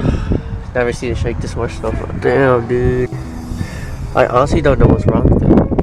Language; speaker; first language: English; native; English